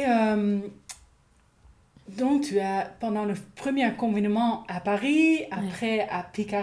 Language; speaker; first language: French; non-native, learner; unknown